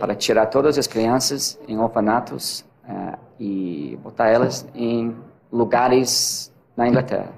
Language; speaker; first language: Portuguese; non-native, learner; English